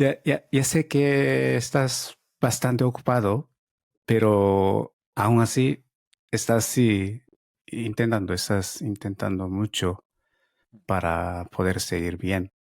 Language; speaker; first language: Spanish; non-native, learner; Japanese